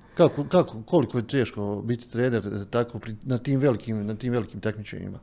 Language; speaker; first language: Croatian; native; Croatian